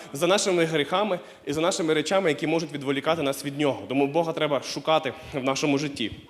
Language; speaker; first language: Ukrainian; non-native, local second language; Russian